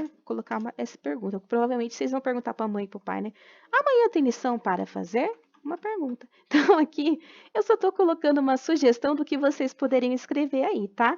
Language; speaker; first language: Portuguese; native; Portuguese